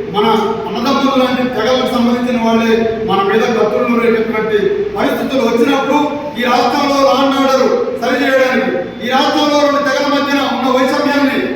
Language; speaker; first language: Telugu; non-native, local second language; Lambadi